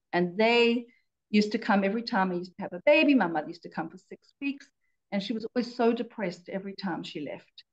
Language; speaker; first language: English; native; English